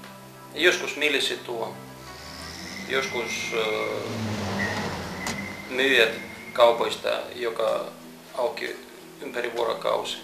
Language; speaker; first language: Finnish; non-native, fluent; Russian